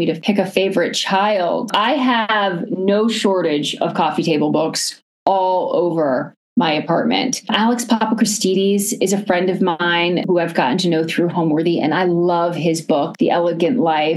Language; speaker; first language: English; native; English